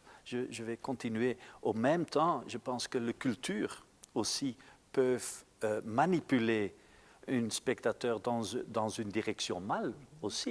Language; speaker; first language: French; non-native, local second language; Dutch